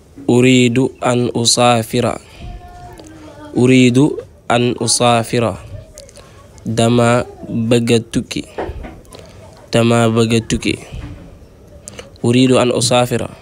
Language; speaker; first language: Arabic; non-native, fluent; Wolof